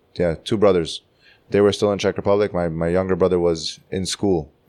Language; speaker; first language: English; early bilingual, other home language; Czech